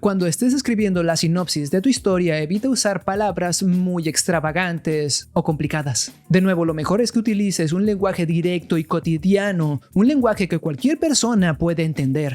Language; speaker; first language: Spanish; native; Spanish